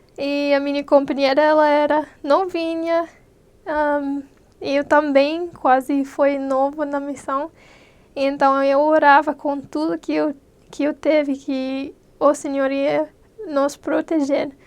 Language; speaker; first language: Portuguese; non-native, fluent; English